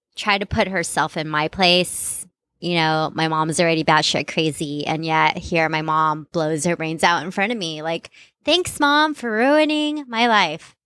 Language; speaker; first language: English; non-native, local second language; Filipino